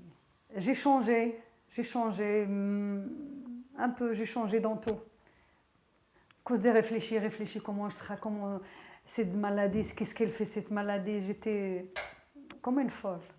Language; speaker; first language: French; non-native, learner; Arabic